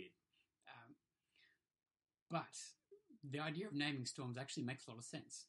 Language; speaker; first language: English; native; English